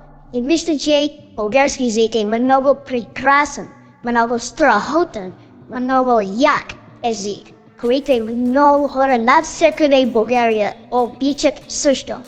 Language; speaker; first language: Bulgarian; non-native, learner; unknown